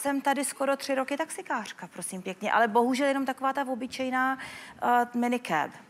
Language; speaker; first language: Czech; native; Czech